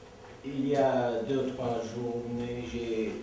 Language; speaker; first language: French; non-native, learner; English